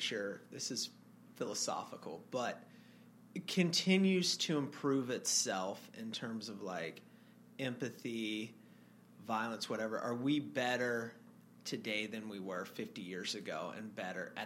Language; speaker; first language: English; native; English